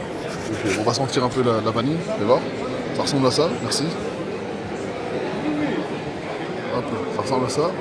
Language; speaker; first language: French; native; French